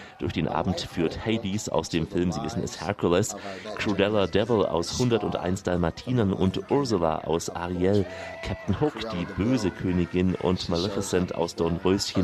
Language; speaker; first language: German; native; German